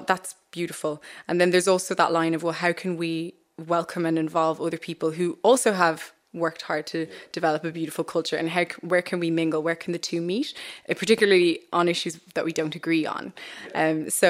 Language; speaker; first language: English; native; English